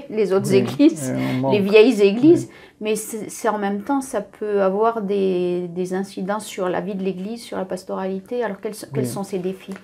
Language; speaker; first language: French; native; French